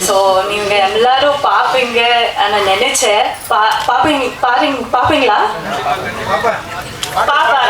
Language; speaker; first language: Tamil; non-native, learner; Kannada